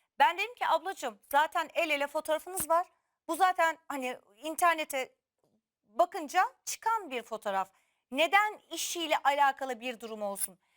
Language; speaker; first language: Turkish; native; Turkish